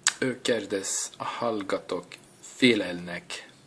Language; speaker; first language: Hungarian; non-native, learner; English